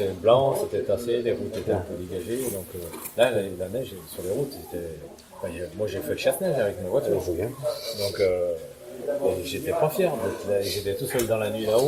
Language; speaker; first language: French; native; French